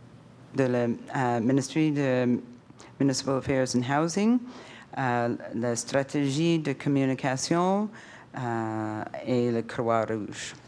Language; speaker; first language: French; non-native, learner; English